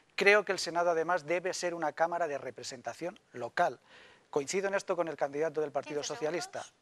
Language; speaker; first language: Spanish; native; Spanish